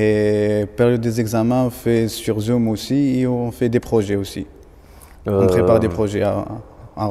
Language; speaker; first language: French; non-native, local second language; Arabic